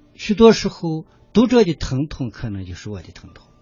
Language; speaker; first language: Chinese; native; Chinese